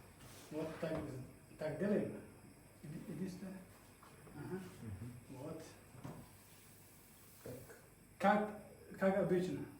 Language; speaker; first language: Russian; non-native, learner; Somali